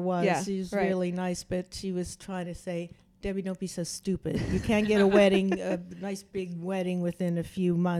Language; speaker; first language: English; native; English